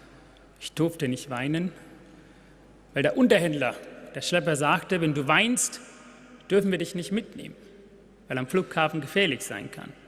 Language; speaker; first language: German; non-native, fluent; Tamil